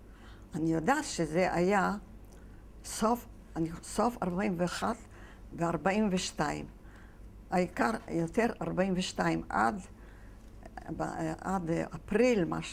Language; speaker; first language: Hebrew; non-native, fluent; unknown